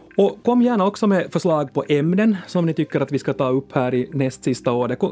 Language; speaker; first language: Swedish; native; Swedish